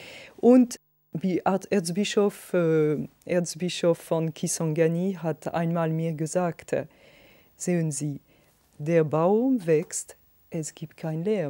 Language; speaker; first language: German; non-native, fluent; French